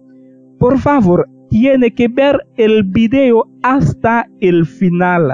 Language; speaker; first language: Spanish; non-native, fluent; Haitian Creole